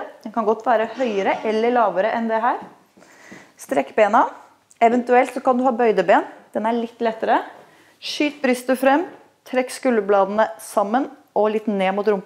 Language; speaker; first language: Norwegian; native; Norwegian